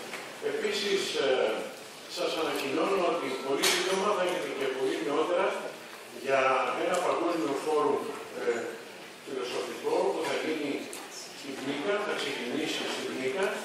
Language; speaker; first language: Greek; native; Greek